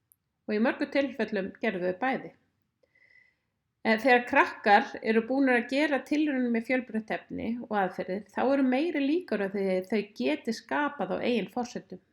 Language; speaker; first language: Icelandic; native; Icelandic